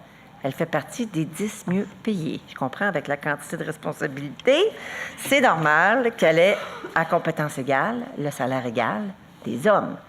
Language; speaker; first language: French; native; French